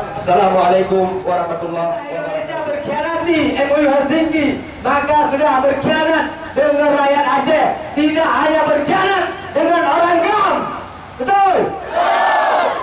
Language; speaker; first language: Malay; non-native, local second language; Achinese